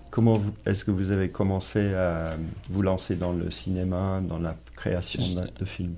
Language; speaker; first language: French; non-native, fluent; English